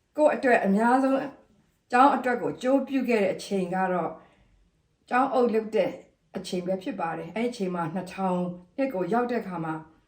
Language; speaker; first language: Burmese; non-native, local second language; S'gaw Karen